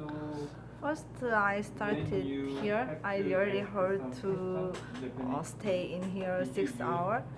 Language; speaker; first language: English; non-native, learner; Korean